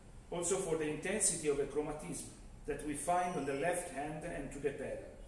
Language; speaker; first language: English; non-native, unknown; Italian